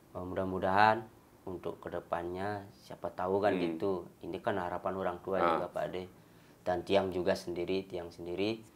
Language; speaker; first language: Indonesian; non-native, local second language; Balinese